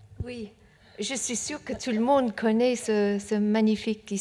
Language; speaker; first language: French; non-native, fluent; Persian